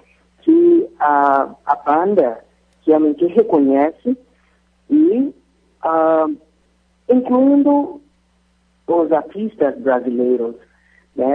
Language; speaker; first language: Portuguese; non-native, fluent; Yoruba